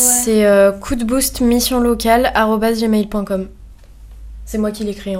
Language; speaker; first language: French; native; French